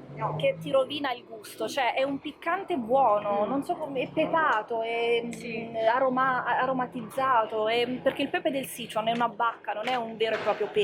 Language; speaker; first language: Italian; native; Italian